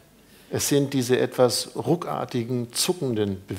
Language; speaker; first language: German; native; German